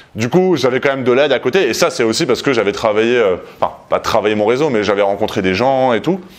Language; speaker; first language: French; native; French